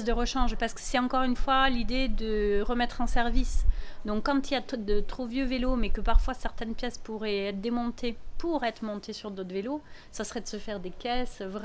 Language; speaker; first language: French; native; French